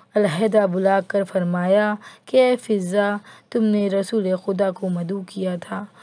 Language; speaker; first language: Urdu; native; Urdu